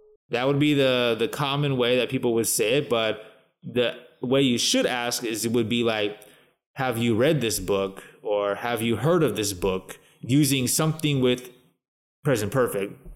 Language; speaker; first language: English; native; English